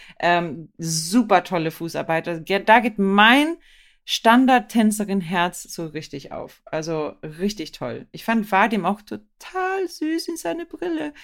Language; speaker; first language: German; non-native, fluent; Swedish